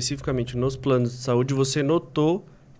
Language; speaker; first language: Portuguese; native; Portuguese